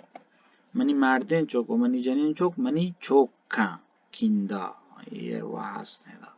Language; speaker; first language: German; non-native, learner; Baluchi